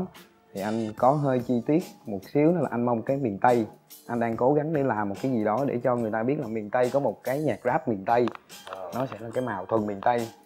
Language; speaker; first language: Vietnamese; native; Vietnamese